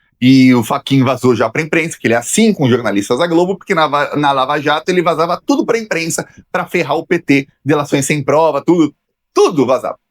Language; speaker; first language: Portuguese; native; Portuguese